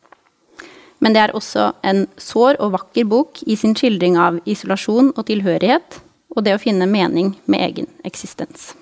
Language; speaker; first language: Norwegian; native; Norwegian